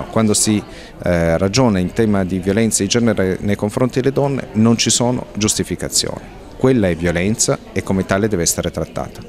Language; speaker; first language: Italian; native; Italian